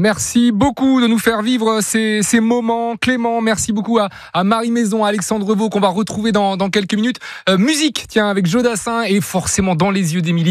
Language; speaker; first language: French; native; French